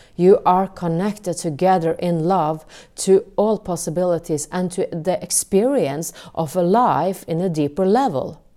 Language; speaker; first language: English; non-native, fluent; Norwegian